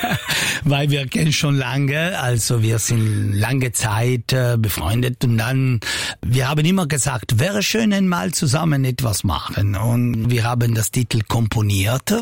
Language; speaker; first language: German; non-native, local second language; Italian